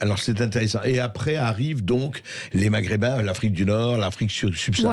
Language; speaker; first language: French; native; French